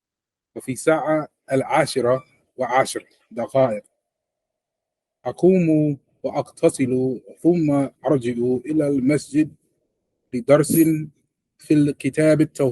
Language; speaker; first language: Arabic; non-native, learner; English